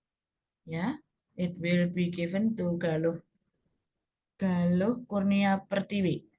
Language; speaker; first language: English; non-native, learner; Indonesian